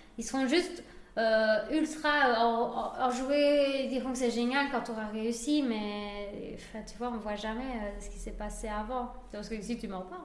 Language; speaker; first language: French; early bilingual, other home language; Spanish